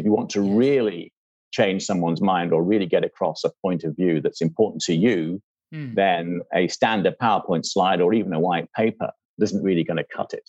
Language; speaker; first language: English; native; English